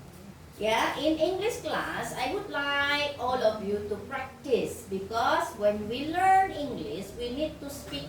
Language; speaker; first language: English; non-native, fluent; Indonesian